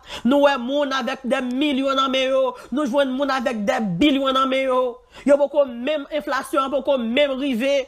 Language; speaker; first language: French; non-native, local second language; Haitian Creole